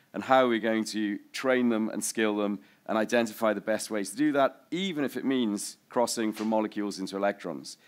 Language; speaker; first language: English; native; English